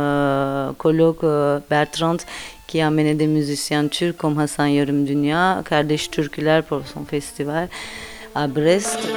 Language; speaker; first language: French; non-native, fluent; Turkish